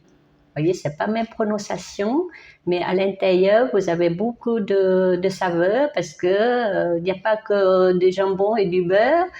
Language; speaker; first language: French; non-native, learner; Vietnamese